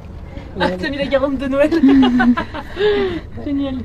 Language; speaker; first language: French; native; French